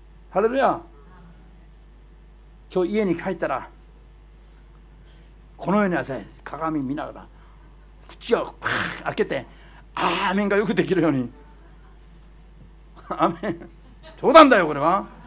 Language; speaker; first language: Japanese; non-native, fluent; Korean